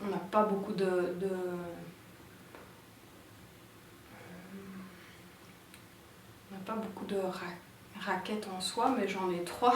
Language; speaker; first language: French; native; French